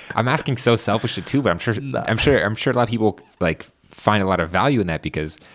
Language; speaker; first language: English; native; English